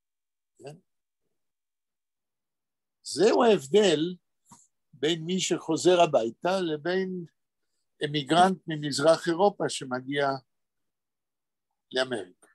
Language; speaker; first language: Hebrew; non-native, fluent; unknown